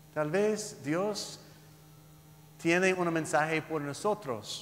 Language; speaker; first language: Spanish; non-native, learner; English